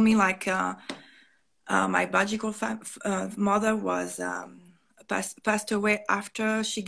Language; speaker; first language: English; non-native, fluent; French